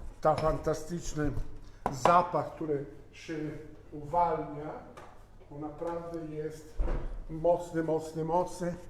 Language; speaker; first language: Polish; non-native, fluent; Italian